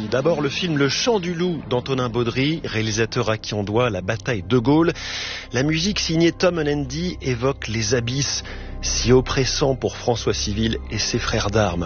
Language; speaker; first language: French; native; French